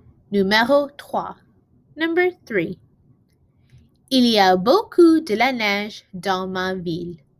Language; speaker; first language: French; non-native, learner; English